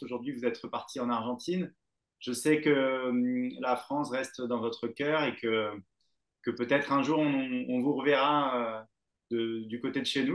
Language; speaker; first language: French; native; French